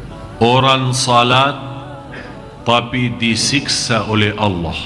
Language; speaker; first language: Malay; non-native, fluent; Arabic